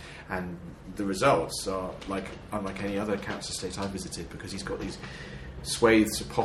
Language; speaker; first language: English; native; English